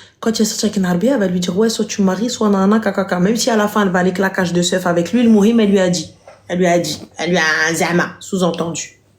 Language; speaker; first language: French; native; French